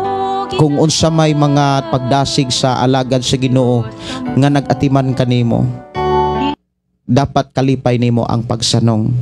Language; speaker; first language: Cebuano; native; Cebuano